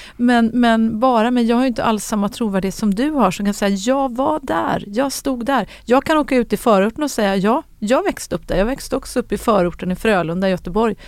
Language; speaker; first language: Swedish; native; Swedish